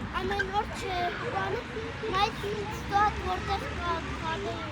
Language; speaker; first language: Armenian; early bilingual, heritage; Armenian